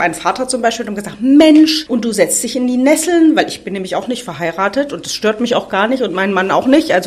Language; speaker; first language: German; native; German